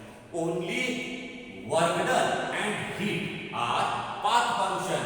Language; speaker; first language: English; non-native, local second language; Marathi